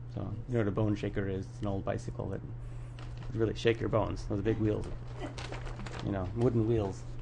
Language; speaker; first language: English; native; English